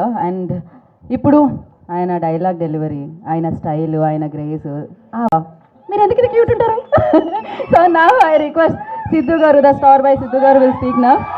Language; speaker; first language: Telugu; native; Telugu